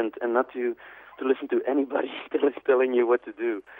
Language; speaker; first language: English; non-native, fluent; Dutch